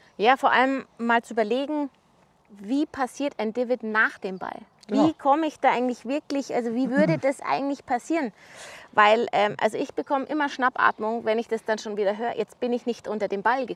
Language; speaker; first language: German; native; German